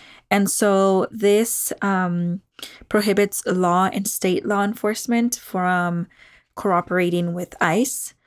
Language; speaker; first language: English; early bilingual, other home language; Spanish